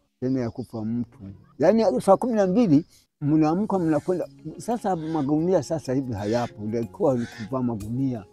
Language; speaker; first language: Swahili; non-native, local second language; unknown